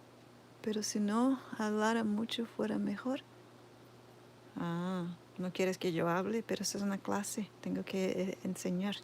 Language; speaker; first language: Spanish; non-native, learner; Portuguese